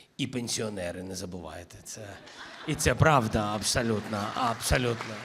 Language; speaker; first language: Ukrainian; non-native, local second language; Russian